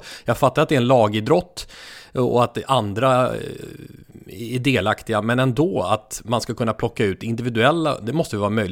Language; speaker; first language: Swedish; native; Swedish